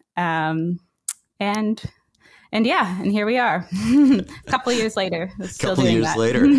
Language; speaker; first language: English; native; English